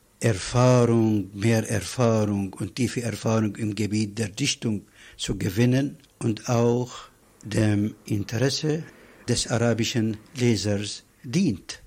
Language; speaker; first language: German; non-native, fluent; Arabic